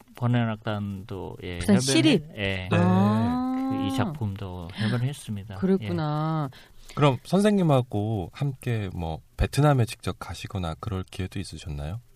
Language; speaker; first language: Korean; non-native, fluent; Vietnamese